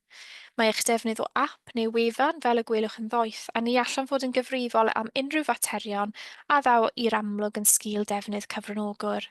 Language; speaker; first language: Welsh; native; Welsh